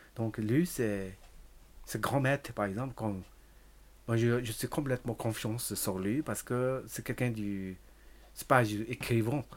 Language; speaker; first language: French; non-native, learner; Tibetan